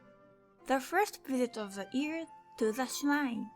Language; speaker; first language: English; non-native, fluent; Japanese